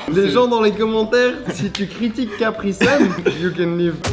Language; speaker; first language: French; native; French